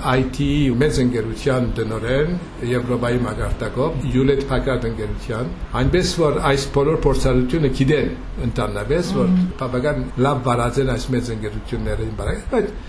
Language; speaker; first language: Armenian; early bilingual, heritage; Armenian